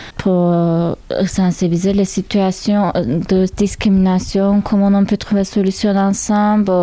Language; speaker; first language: French; non-native, learner; Turkish